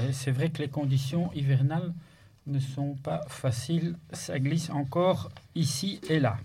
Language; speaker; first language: French; native; French